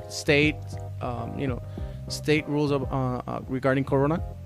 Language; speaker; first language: English; non-native, local second language; Spanish